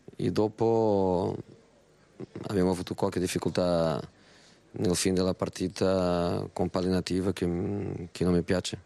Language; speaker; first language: Italian; non-native, fluent; Portuguese